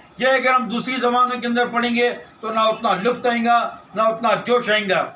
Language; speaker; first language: Urdu; native; Urdu